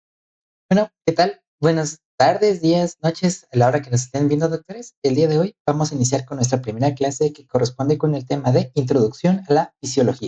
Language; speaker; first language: Spanish; native; Spanish